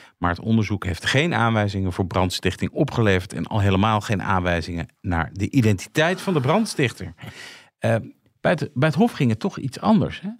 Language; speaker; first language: Dutch; native; Dutch